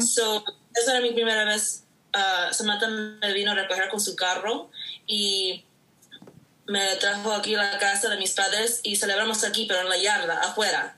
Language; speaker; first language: Spanish; early bilingual, heritage; Spanish